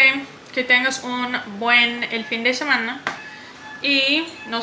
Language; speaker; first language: Spanish; non-native, learner; English